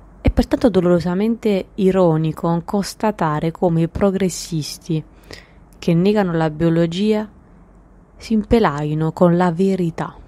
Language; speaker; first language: Italian; native; Italian